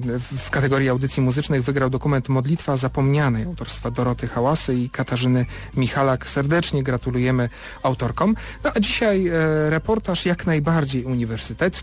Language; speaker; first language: Polish; native; Polish